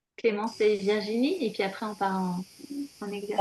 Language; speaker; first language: French; native; French